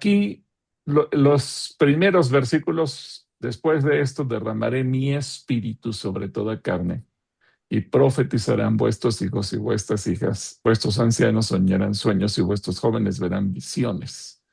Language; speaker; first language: Spanish; native; Spanish